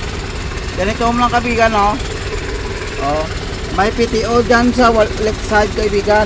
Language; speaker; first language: Filipino; non-native, local second language; Cebuano